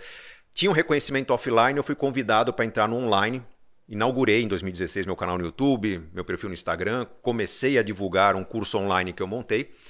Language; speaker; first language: Portuguese; native; Portuguese